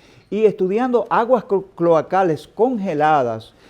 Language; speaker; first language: Spanish; native; Spanish